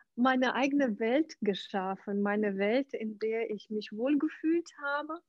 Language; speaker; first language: German; non-native, fluent; Ukrainian